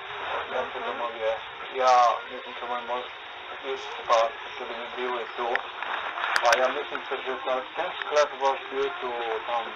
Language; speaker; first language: Polish; non-native, learner; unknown